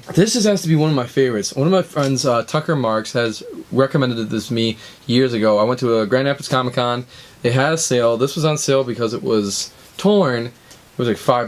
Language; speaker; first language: English; native; English